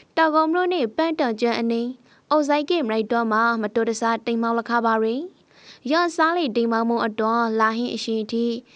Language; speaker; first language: Burmese; native; Burmese